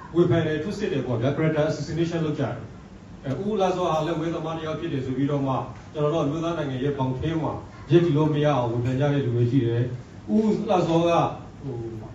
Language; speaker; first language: Burmese; non-native, local second language; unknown